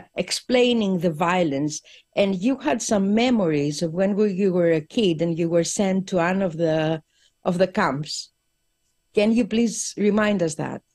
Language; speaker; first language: English; non-native, fluent; Greek